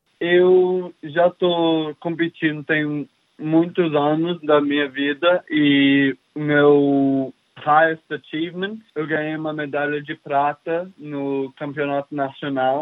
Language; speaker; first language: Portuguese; early bilingual, heritage; English